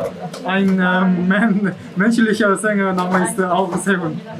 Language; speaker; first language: German; non-native, learner; Korean